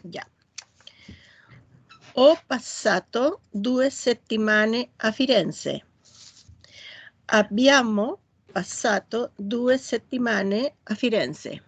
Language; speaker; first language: Italian; non-native, learner; Spanish